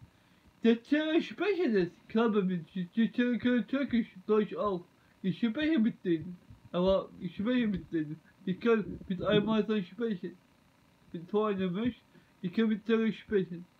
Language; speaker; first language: German; non-native, learner; Turkish